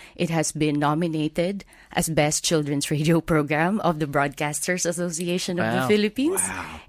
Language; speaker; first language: English; non-native, local second language; Filipino